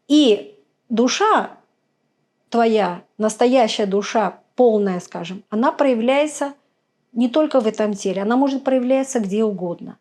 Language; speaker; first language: Russian; native; Russian